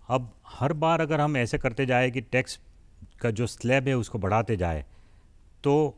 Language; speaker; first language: Hindi; non-native, local second language; Gujarati